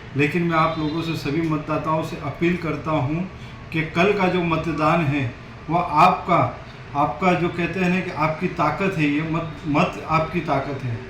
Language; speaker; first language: Hindi; non-native, local second language; Gujarati